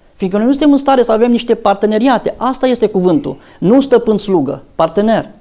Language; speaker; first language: Romanian; native; Romanian